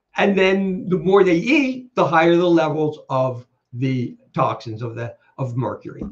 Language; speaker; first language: English; native; English